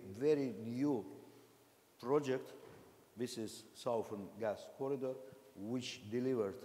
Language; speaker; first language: English; non-native, learner; Azerbaijani